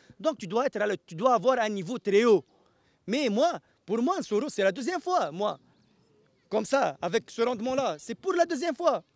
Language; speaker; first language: French; non-native, local second language; Arabic